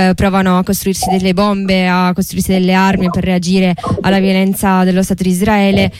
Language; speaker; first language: Italian; native; Italian